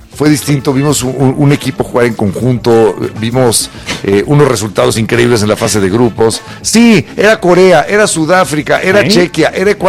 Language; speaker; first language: Spanish; native; Spanish